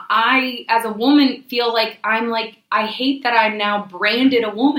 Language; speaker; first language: English; native; English